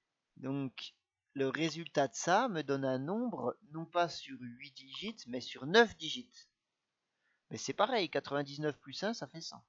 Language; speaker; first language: French; native; French